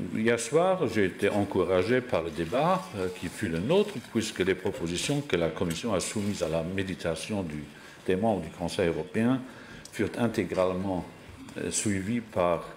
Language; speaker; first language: French; non-native, local second language; Luxembourgish